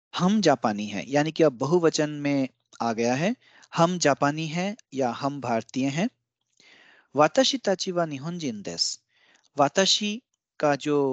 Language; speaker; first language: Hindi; non-native, local second language; Bangla